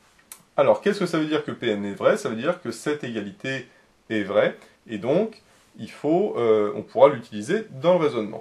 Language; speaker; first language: French; native; French